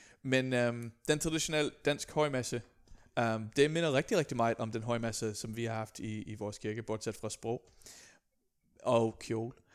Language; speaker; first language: Danish; non-native, fluent; English